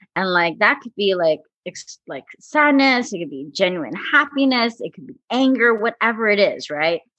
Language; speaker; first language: English; native; English